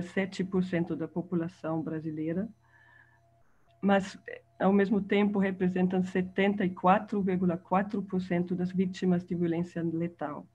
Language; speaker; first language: Portuguese; non-native, fluent; German